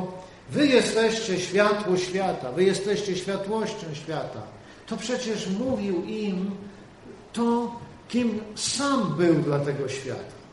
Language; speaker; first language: Polish; native; Polish